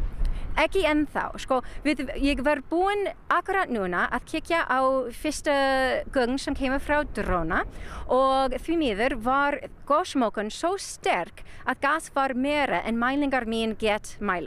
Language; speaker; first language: Icelandic; non-native, learner; English